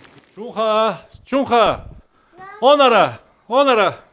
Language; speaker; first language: Russian; native; Russian